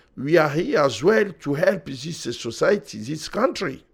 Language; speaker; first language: English; non-native, learner; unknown